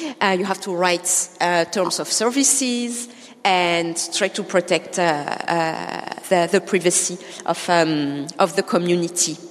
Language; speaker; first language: English; non-native, fluent; French